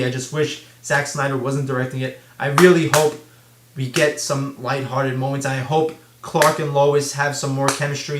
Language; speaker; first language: English; native; English